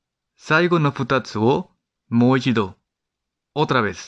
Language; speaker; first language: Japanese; non-native, fluent; Spanish